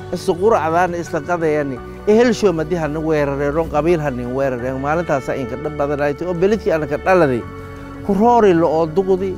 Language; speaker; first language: Somali; native; Somali